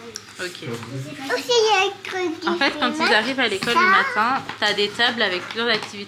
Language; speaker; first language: French; native; French